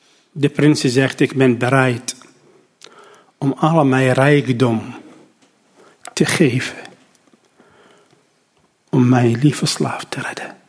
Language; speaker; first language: Dutch; non-native, learner; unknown